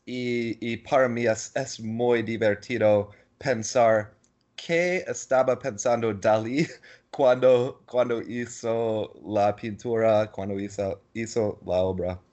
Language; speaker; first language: Spanish; non-native, learner; English